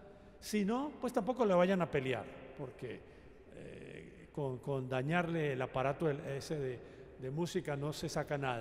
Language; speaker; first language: Spanish; native; Spanish